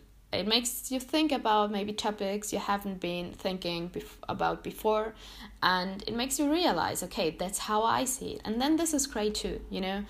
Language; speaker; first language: English; non-native, fluent; German